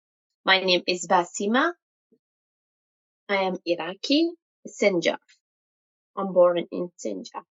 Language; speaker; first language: English; non-native, learner; Kurdish